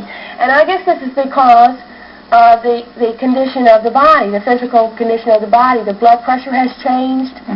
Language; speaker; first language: English; native; English